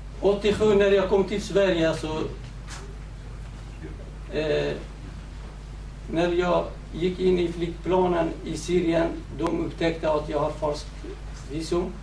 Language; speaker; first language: Swedish; non-native, fluent; Central Kurdish